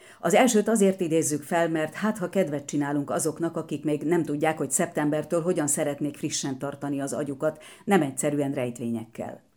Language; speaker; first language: Hungarian; native; Hungarian